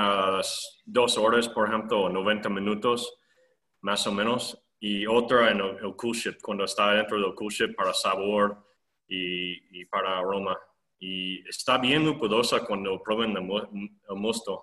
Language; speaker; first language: Spanish; non-native, fluent; English